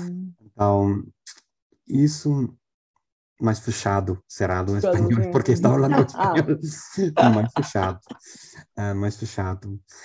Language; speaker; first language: Portuguese; non-native, fluent; English